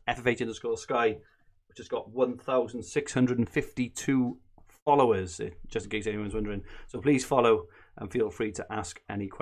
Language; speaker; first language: English; native; English